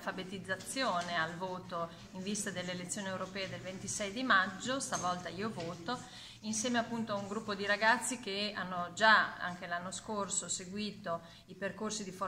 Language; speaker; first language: Italian; native; Italian